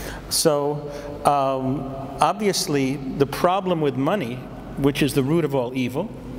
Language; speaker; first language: English; native; English